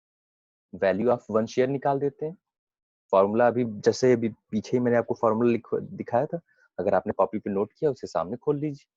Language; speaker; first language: Hindi; native; Hindi